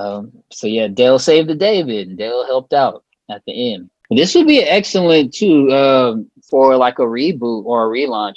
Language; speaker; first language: English; native; English